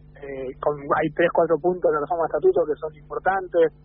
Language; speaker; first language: Spanish; native; Spanish